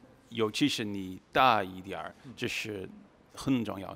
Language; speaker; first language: Chinese; non-native, learner; English